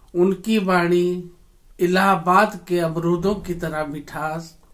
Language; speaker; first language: Hindi; native; Hindi